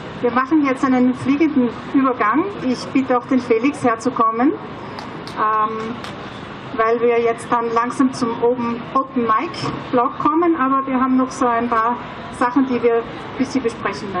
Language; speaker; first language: German; native; German